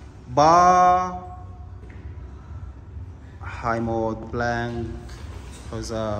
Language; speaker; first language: Vietnamese; non-native, learner; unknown